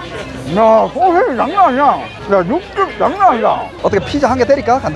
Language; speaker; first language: Korean; native; Korean